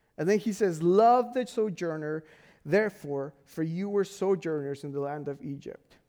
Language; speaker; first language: English; non-native, fluent; Spanish